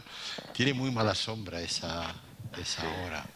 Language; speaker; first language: Spanish; native; Spanish